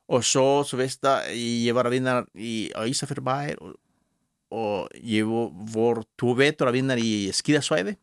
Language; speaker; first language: Icelandic; non-native, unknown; Spanish